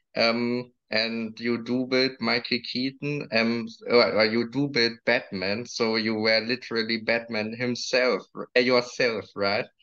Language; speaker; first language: English; non-native, fluent; German